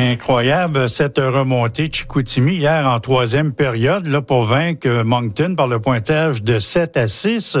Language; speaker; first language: French; native; French